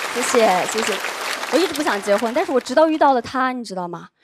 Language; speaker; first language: Chinese; non-native, local second language; Uyghur